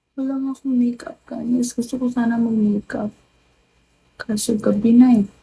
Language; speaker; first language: Filipino; non-native, local second language; Cebuano